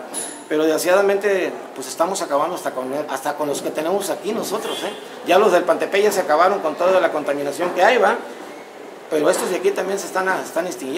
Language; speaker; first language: Spanish; native; Spanish